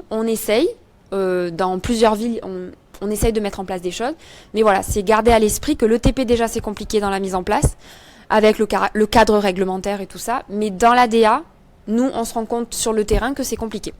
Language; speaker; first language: French; native; French